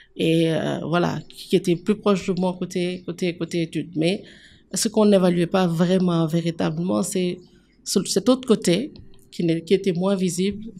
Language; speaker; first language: French; non-native, local second language; Wolof